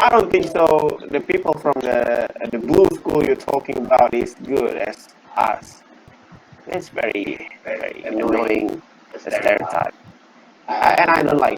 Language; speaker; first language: English; non-native, learner; Indonesian